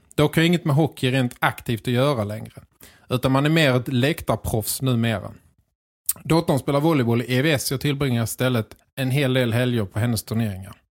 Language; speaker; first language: Swedish; native; Swedish